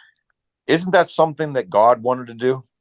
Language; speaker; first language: English; native; English